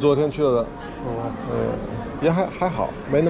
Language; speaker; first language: Chinese; non-native, fluent; English